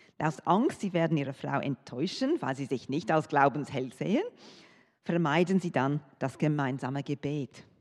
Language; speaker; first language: German; non-native, fluent; English